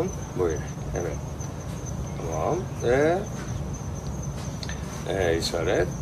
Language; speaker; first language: Turkish; non-native, learner; Japanese